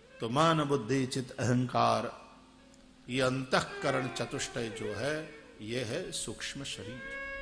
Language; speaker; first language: Hindi; non-native, local second language; Gujarati